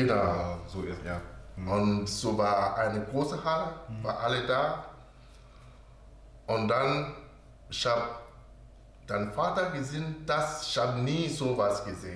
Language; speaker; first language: German; non-native, learner; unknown